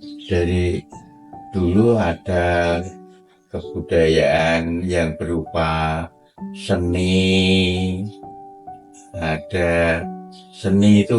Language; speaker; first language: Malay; non-native, local second language; Javanese